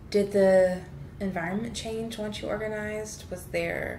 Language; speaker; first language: English; native; English